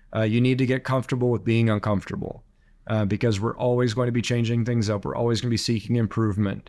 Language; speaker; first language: English; native; English